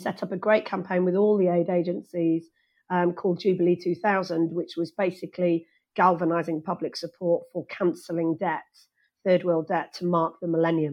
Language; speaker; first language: English; native; English